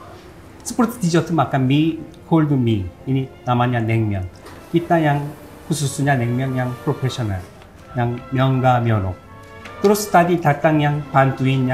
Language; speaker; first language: Indonesian; non-native, learner; Korean